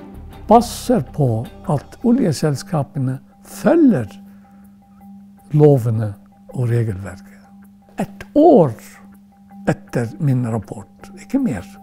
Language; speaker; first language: Norwegian; non-native, fluent; Arabic